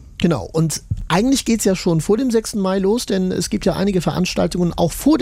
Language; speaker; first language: German; native; German